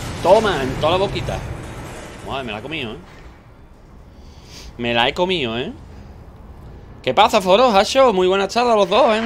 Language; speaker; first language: Spanish; native; Spanish